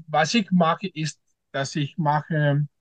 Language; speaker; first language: German; non-native, learner; Danish